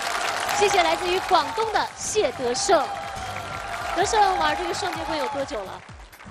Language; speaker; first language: Chinese; native; Chinese